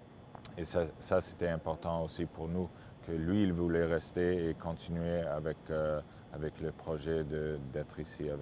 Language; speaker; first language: French; non-native, fluent; English